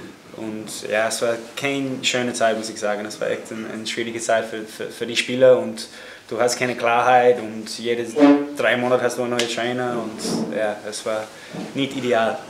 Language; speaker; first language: German; non-native, fluent; English